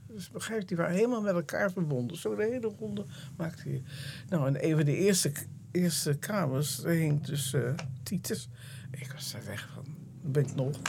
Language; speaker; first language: Dutch; native; Dutch